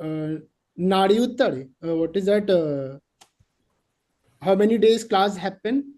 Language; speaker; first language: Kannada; non-native, learner; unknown